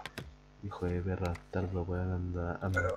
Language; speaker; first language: Spanish; native; Spanish